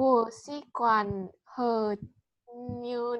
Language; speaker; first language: Chinese; non-native, learner; Indonesian